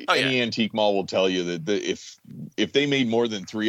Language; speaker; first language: English; native; English